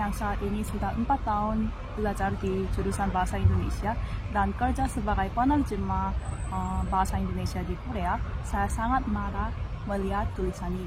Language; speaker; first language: Indonesian; non-native, fluent; Korean